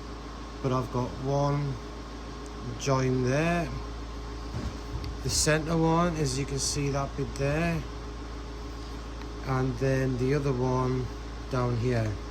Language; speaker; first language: English; native; English